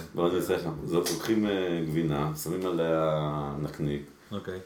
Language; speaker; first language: Hebrew; early bilingual, other home language; Spanish